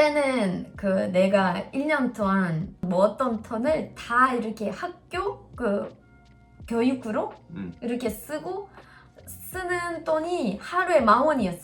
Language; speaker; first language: Korean; non-native, learner; Russian